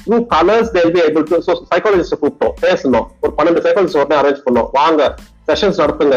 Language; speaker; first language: English; non-native, local second language; Tamil